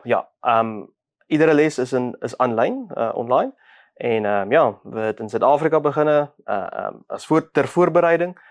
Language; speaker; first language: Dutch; non-native, learner; Afrikaans